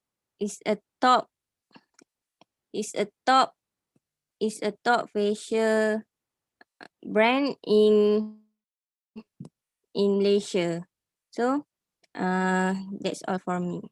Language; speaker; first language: English; non-native, learner; Malay